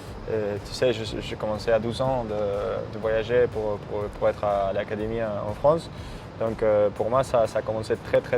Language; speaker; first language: French; native; French